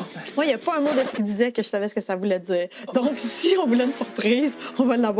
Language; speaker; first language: French; native; French